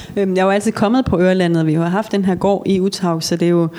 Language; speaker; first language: Danish; early bilingual, other home language; Norwegian